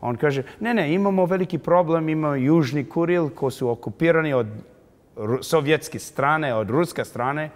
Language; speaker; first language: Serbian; early bilingual, heritage; English